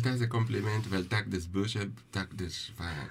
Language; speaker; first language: German; non-native, fluent; Spanish